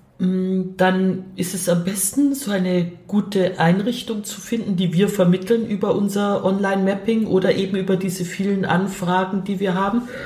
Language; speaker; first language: German; native; German